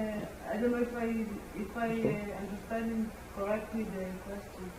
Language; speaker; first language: English; non-native, learner; Amharic